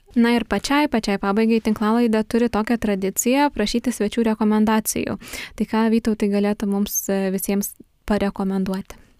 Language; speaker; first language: Lithuanian; native; Lithuanian